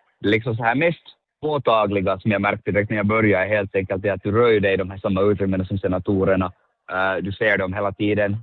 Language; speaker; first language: Swedish; native; Swedish